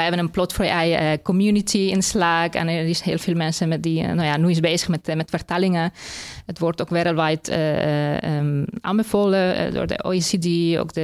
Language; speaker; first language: Dutch; non-native, fluent; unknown